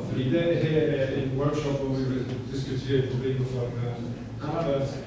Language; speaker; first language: Danish; non-native, fluent; English